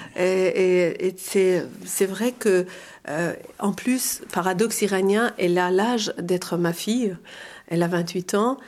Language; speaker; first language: French; non-native, fluent; Persian